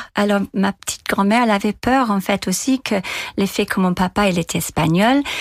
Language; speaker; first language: French; non-native, fluent; English